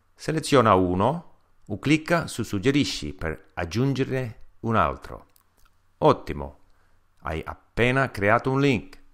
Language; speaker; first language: Italian; non-native, fluent; English